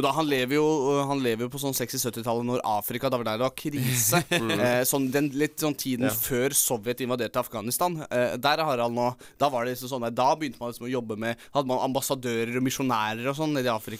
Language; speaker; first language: Norwegian; native; Norwegian